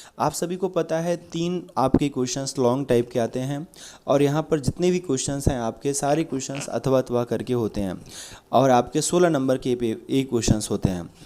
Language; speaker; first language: Hindi; native; Hindi